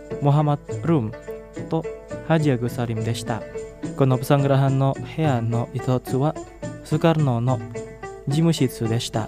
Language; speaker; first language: Japanese; non-native, fluent; Indonesian